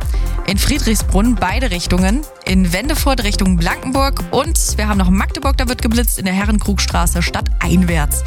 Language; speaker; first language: German; native; German